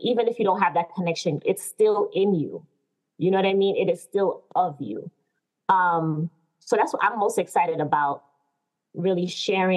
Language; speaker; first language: English; native; English